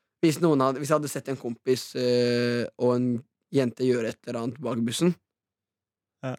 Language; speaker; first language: Norwegian; early bilingual, other home language; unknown